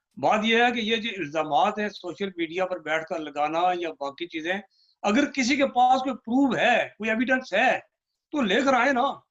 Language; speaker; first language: Urdu; non-native, local second language; Punjabi